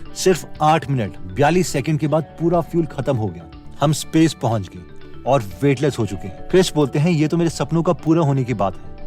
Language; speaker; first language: Hindi; native; Hindi